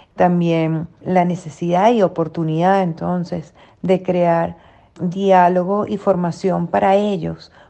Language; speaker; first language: Spanish; native; Spanish